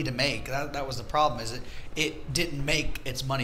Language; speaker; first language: English; native; English